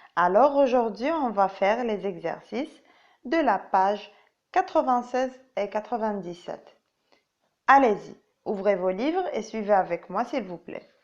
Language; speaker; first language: French; non-native, local second language; Arabic